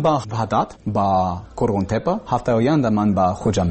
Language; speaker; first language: Persian; non-native, learner; English